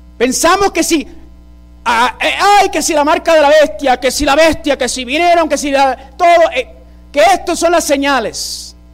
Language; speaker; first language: Spanish; early bilingual, heritage; Spanish